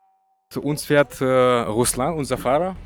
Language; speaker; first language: German; non-native, fluent; Russian